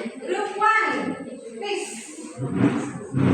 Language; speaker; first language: English; non-native, learner; Indonesian